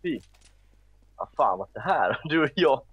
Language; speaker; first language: Swedish; native; Swedish